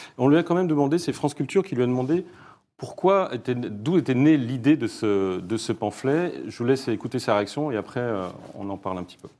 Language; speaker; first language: French; native; French